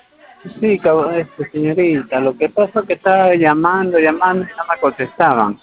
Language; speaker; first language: Spanish; native; Spanish